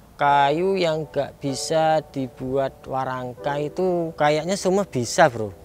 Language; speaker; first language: Indonesian; native; Indonesian